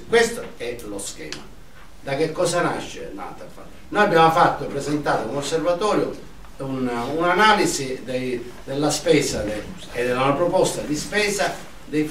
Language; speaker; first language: Italian; native; Italian